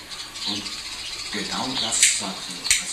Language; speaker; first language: German; non-native, fluent; Japanese